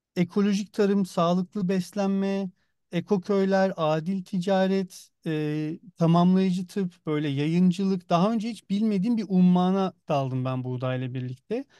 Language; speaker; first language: Turkish; native; Turkish